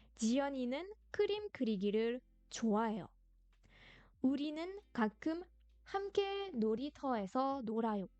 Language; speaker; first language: Korean; non-native, fluent; French